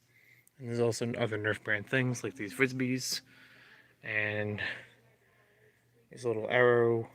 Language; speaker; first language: English; native; English